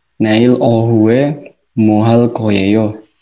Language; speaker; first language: Korean; non-native, learner; Indonesian